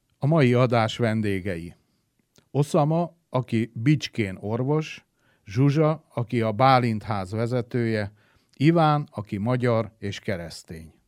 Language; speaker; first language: Hungarian; native; Hungarian